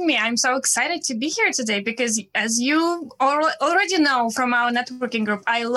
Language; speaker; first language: English; non-native, fluent; Russian